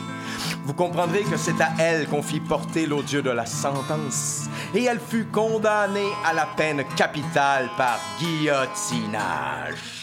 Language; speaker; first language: French; native; French